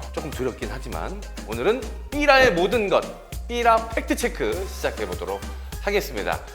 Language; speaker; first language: Korean; native; Korean